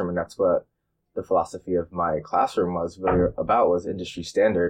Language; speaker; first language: English; native; English